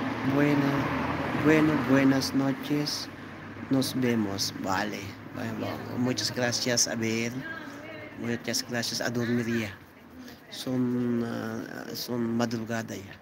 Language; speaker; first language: Spanish; non-native, learner; Iloko